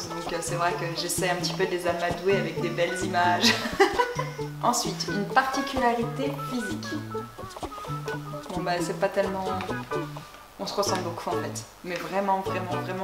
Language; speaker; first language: French; native; French